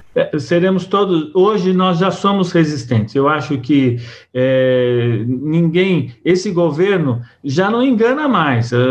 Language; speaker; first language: Portuguese; native; Portuguese